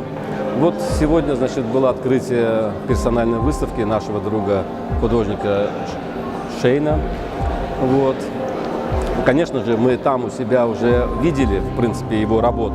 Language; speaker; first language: Russian; native; Russian